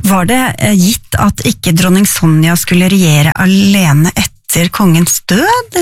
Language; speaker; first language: Norwegian; native; Norwegian